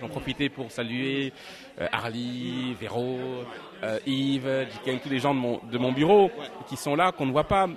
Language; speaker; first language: French; non-native, local second language; Lingala